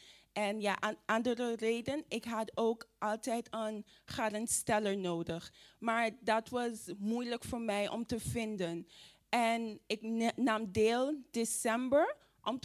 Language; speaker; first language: Dutch; non-native, fluent; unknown